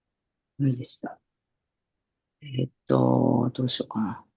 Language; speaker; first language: Japanese; native; Japanese